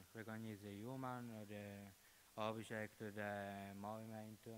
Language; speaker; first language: English; non-native, fluent; Italian